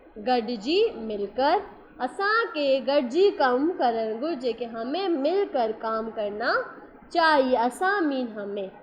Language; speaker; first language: Urdu; native; Urdu